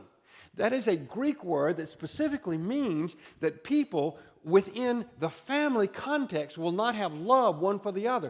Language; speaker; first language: English; native; English